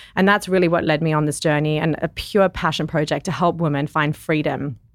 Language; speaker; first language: English; native; English